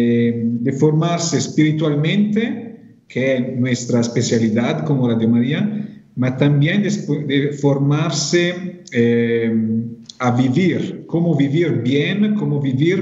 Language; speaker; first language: Spanish; non-native, fluent; Italian